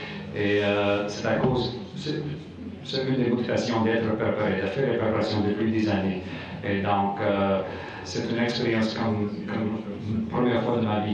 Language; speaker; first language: French; non-native, local second language; English